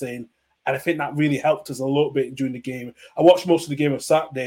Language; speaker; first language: English; native; English